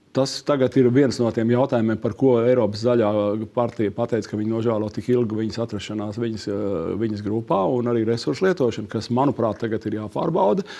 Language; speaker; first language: Latvian; native; Latvian